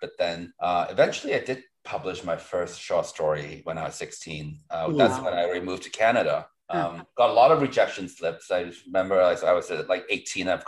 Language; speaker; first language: English; non-native, local second language; Cantonese